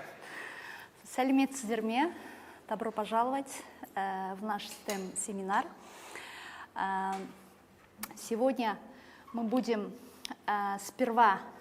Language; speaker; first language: Russian; non-native, local second language; Kazakh